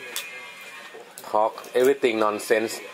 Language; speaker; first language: English; non-native, learner; Thai